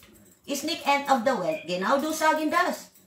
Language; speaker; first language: German; non-native, learner; Waray